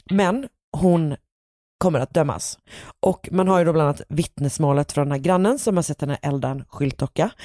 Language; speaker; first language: Swedish; native; Swedish